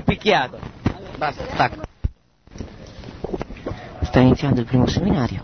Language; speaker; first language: Italian; native; Italian